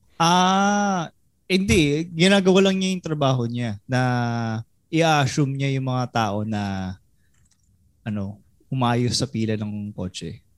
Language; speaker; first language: Filipino; native; Filipino